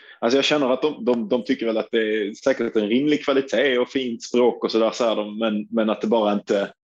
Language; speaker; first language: Swedish; early bilingual, other home language; Turkish